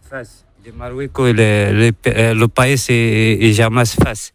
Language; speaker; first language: Spanish; non-native, learner; Arabic